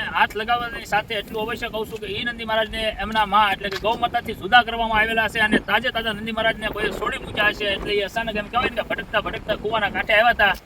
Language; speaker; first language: Gujarati; native; Gujarati